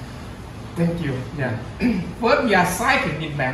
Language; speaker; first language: English; non-native, learner; Thai